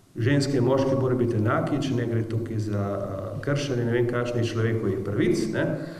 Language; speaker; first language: Slovenian; native; Slovenian